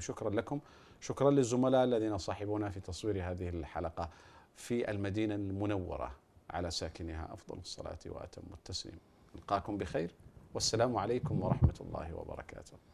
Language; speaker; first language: Arabic; native; Arabic